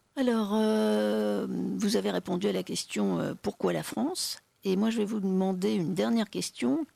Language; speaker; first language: French; native; French